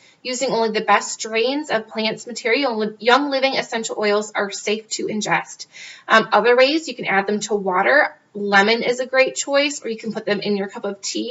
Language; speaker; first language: English; native; English